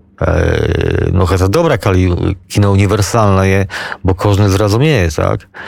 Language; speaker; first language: Polish; non-native, local second language; Belarusian